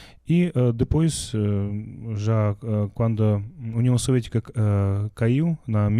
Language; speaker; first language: Portuguese; non-native, learner; Russian